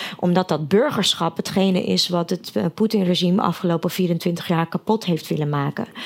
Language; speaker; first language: Dutch; early bilingual, other home language; Russian